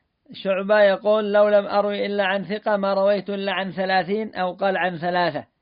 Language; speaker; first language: Arabic; native; Arabic